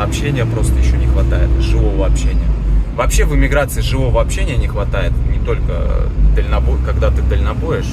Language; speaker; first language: Russian; native; Russian